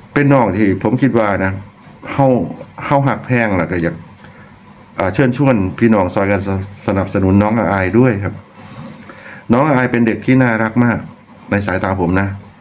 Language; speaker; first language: Thai; non-native, local second language; Lao